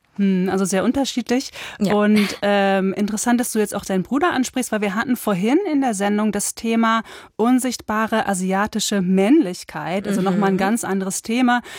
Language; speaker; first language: German; native; German